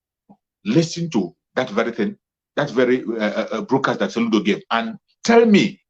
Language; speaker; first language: English; non-native, local second language; Igbo